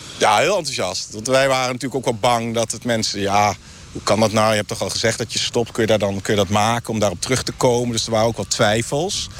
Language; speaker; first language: Dutch; native; Dutch